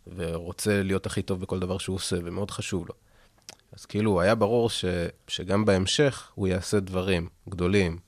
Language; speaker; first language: Hebrew; native; Hebrew